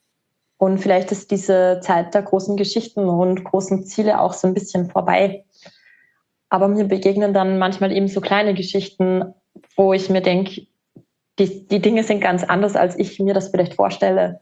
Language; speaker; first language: German; native; German